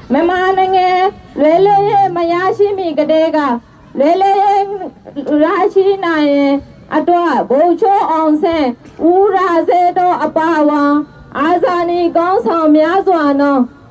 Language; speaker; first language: Burmese; non-native, local second language; Rohingya